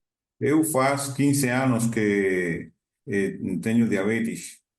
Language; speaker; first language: Portuguese; non-native, learner; Spanish